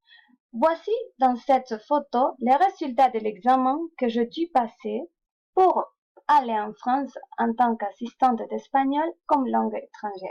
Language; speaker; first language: French; non-native, fluent; Spanish